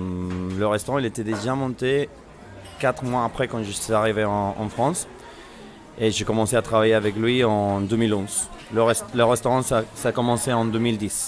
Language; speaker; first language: French; non-native, fluent; Spanish